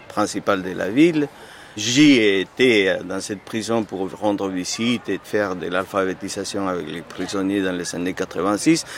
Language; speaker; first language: French; non-native, fluent; Spanish